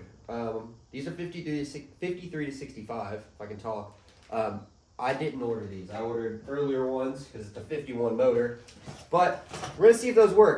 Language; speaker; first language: English; native; English